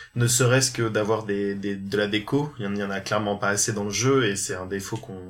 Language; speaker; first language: French; native; French